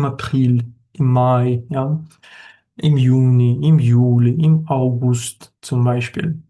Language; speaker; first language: German; non-native, fluent; Ukrainian